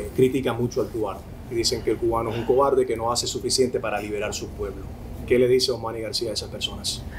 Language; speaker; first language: Spanish; native; Spanish